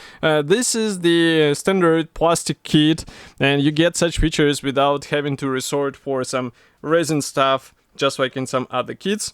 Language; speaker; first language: English; non-native, fluent; Russian